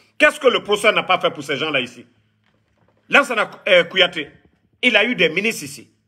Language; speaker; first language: French; non-native, local second language; Mandingo